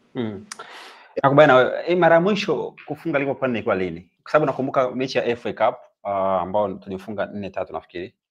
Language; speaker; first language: Swahili; native; Swahili